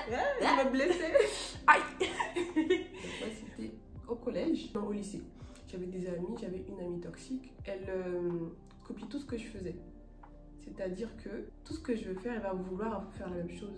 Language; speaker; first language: French; native; French